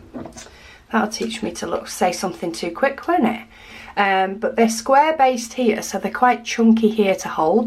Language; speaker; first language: English; native; English